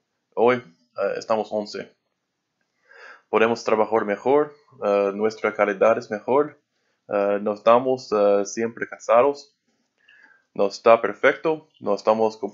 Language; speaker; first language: Spanish; non-native, learner; English